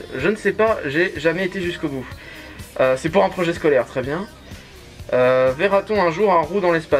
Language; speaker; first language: French; native; French